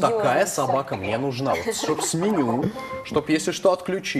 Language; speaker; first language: Russian; native; Russian